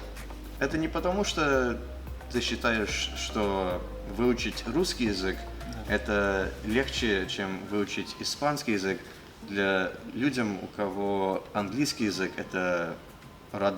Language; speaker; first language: Russian; early bilingual, heritage; Russian